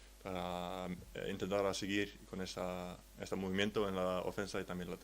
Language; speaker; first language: Spanish; non-native, learner; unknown